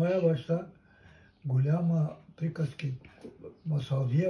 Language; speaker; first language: Bulgarian; non-native, local second language; Turkish